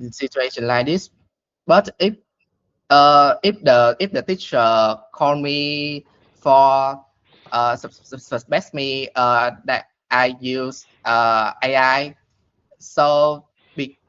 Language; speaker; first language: English; non-native, learner; Vietnamese